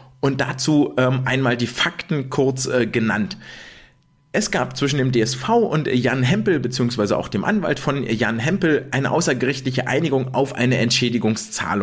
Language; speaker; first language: German; native; German